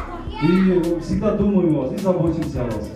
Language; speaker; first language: Russian; non-native, local second language; Kazakh